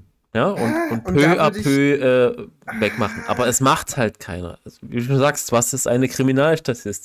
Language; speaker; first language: German; native; German